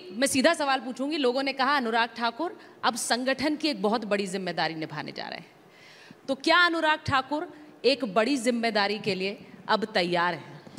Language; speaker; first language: Hindi; native; Hindi